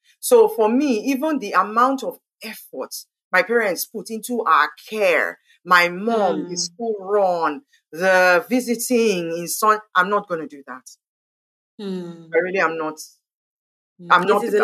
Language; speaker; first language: English; non-native, local second language; Igbo